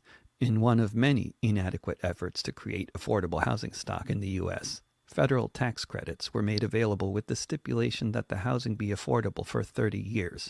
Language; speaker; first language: English; native; English